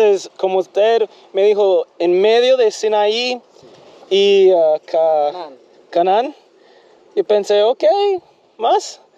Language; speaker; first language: Spanish; non-native, learner; English